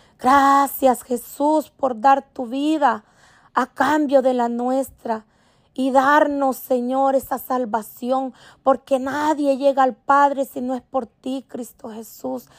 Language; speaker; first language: Spanish; native; Spanish